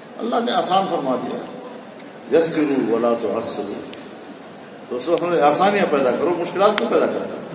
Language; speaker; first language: Urdu; non-native, local second language; Pashto